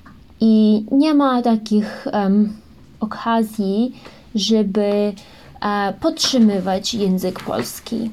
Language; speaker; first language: Polish; early bilingual, heritage; Ukrainian